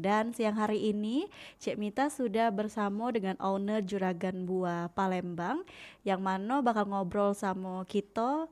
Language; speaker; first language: Indonesian; native; Indonesian